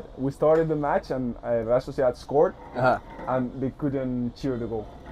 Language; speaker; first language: English; early bilingual, other home language; Spanish